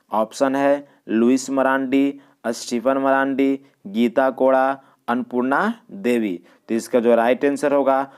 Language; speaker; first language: Hindi; native; Hindi